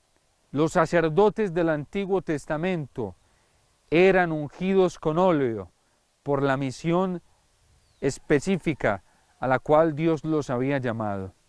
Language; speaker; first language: Spanish; native; Spanish